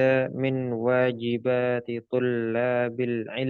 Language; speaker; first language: Arabic; non-native, learner; Indonesian